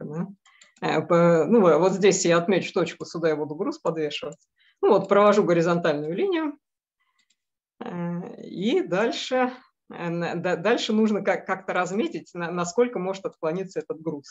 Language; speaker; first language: Russian; native; Russian